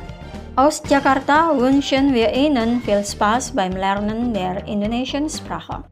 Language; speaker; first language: German; non-native, fluent; Indonesian